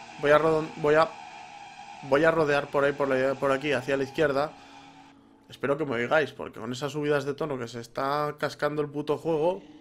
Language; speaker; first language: Spanish; native; Spanish